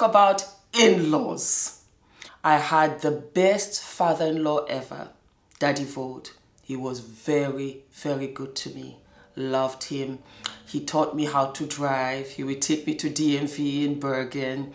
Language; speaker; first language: English; native; English